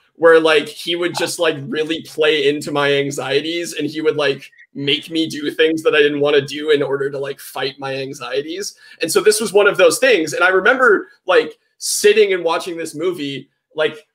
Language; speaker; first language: English; native; English